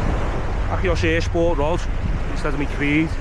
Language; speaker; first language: English; native; English